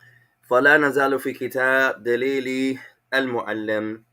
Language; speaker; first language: Arabic; non-native, fluent; English